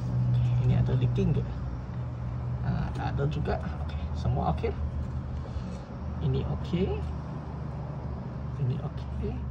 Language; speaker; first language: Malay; non-native, local second language; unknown